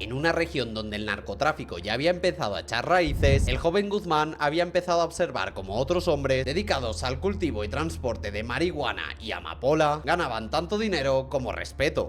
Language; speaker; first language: Spanish; native; Spanish